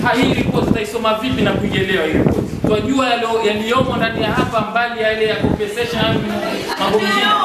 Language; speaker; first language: Swahili; native; Swahili